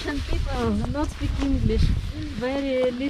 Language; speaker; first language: English; non-native, learner; Russian